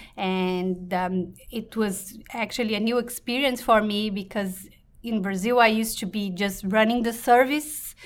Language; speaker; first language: English; non-native, fluent; Portuguese